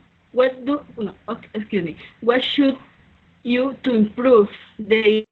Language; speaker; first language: English; non-native, learner; Spanish